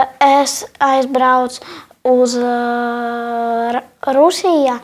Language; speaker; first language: Latvian; non-native, learner; Russian